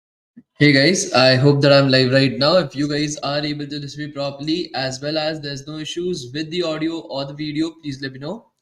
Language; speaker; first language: English; non-native, local second language; Hindi